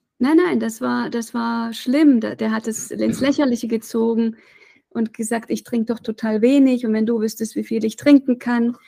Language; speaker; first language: German; native; German